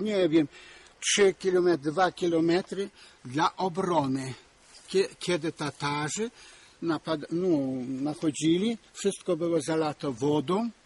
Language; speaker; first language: Polish; early bilingual, heritage; Polish